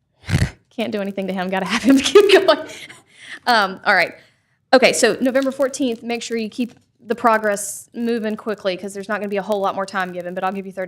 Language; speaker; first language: English; native; English